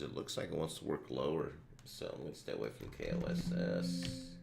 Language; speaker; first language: English; native; English